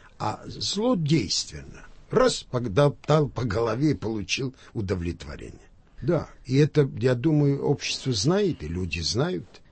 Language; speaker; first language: Russian; non-native, local second language; Armenian